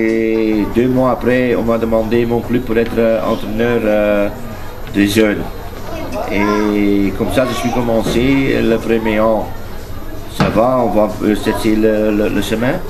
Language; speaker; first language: French; non-native, learner; Dutch